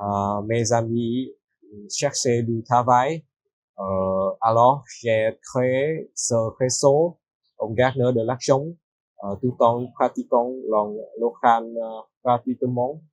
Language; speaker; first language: French; non-native, learner; Vietnamese